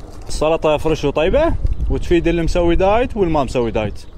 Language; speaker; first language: Arabic; native; Arabic